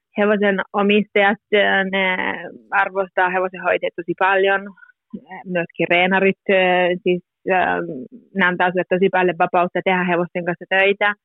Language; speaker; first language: Finnish; native; Finnish